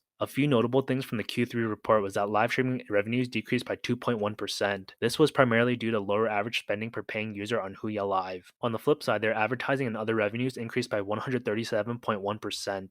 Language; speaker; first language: English; native; English